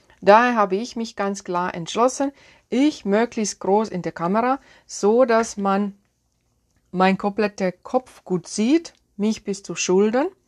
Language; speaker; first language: German; non-native, fluent; Finnish